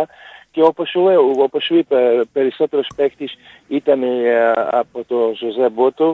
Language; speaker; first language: Greek; non-native, learner; Portuguese